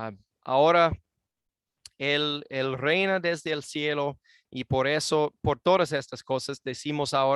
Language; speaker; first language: Spanish; non-native, fluent; English